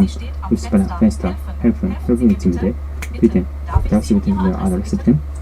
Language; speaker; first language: German; non-native, learner; Japanese